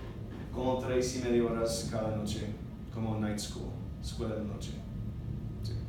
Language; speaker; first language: Spanish; non-native, learner; English